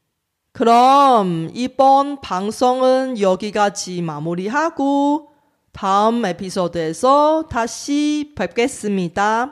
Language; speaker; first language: Korean; non-native, fluent; Chinese